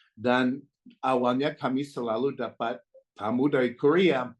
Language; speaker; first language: Indonesian; non-native, fluent; English